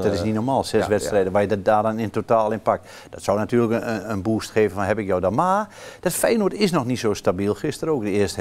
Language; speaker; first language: Dutch; native; Dutch